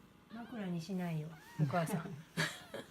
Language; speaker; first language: Japanese; native; Japanese